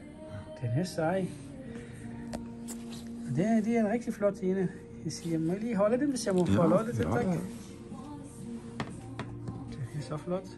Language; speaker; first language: Danish; non-native, learner; Arabic